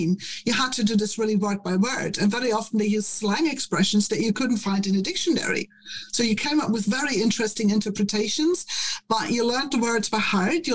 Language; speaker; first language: English; non-native, fluent; German